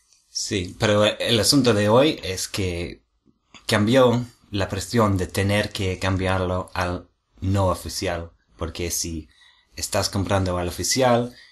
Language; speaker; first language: Spanish; non-native, fluent; English